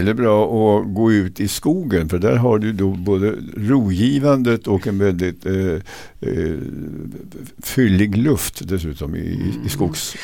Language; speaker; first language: Swedish; native; Swedish